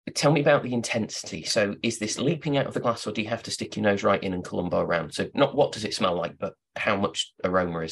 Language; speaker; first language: English; native; English